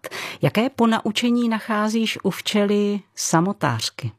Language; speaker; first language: Czech; native; Czech